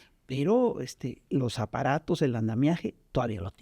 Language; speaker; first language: Spanish; native; Spanish